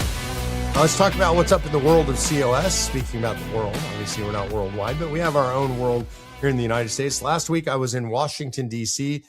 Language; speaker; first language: English; native; English